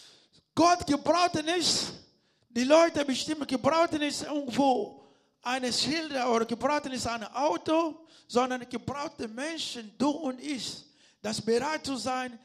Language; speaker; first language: German; non-native, learner; Lingala